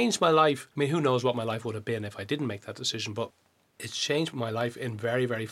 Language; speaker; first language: English; native; English